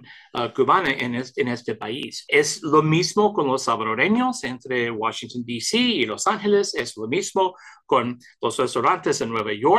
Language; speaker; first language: Spanish; early bilingual, heritage; Spanish